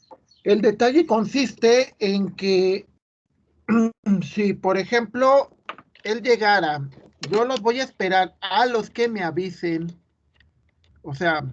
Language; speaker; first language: Spanish; native; Spanish